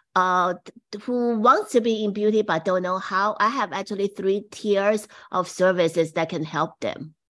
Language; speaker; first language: English; non-native, fluent; Chinese